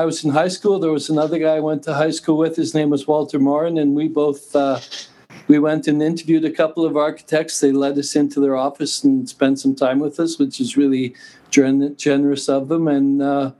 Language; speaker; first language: English; native; English